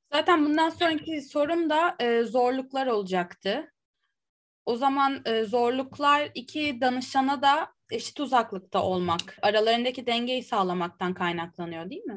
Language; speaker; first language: Turkish; native; Turkish